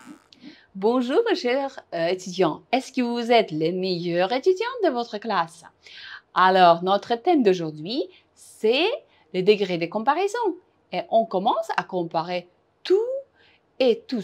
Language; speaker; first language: French; non-native, fluent; Uzbek